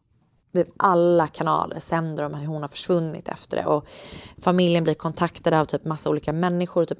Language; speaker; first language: Swedish; native; Swedish